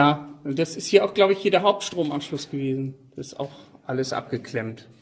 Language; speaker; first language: German; native; German